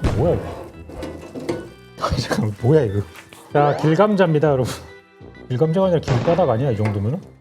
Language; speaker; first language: Korean; native; Korean